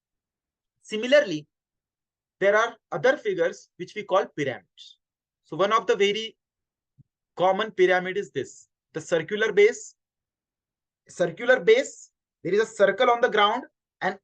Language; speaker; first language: English; non-native, local second language; Hindi